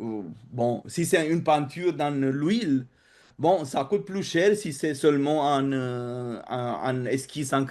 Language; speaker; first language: French; non-native, fluent; Romanian